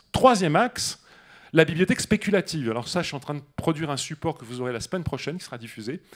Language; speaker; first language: French; native; French